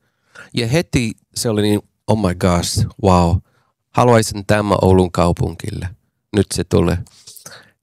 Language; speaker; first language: Finnish; non-native, fluent; English